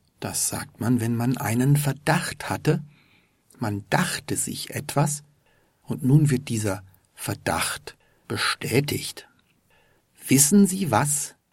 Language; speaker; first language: German; native; German